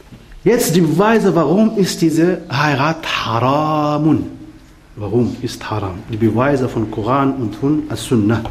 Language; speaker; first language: German; non-native, learner; Arabic